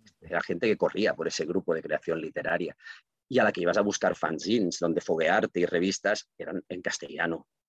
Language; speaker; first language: Spanish; non-native, local second language; Catalan